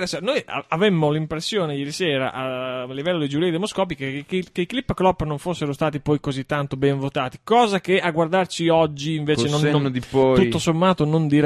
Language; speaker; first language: Italian; native; Italian